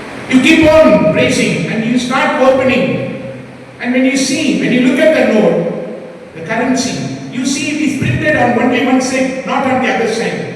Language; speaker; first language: English; non-native, local second language; Tamil